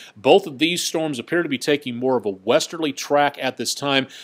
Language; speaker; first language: English; native; English